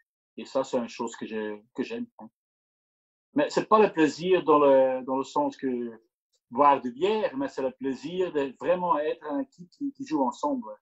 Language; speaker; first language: French; non-native, local second language; Dutch